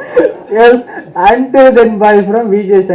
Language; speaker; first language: Tamil; native; Tamil